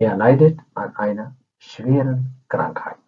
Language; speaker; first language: German; non-native, fluent; Urdu